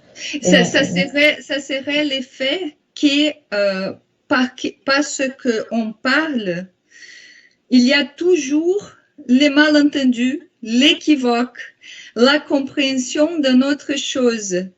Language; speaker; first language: French; non-native, fluent; Portuguese